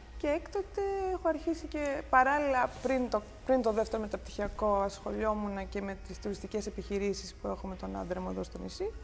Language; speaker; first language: Greek; early bilingual, heritage; Greek